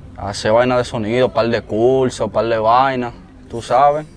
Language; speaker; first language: Spanish; native; Spanish